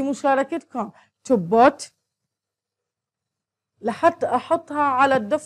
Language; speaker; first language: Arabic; native; Arabic